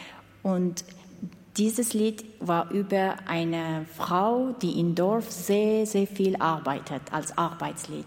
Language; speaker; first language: German; non-native, fluent; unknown